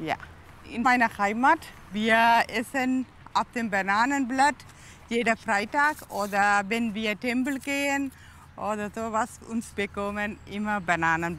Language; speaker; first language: German; non-native, learner; Tamil